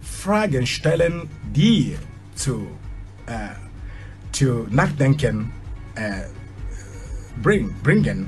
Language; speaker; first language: German; non-native, fluent; Igbo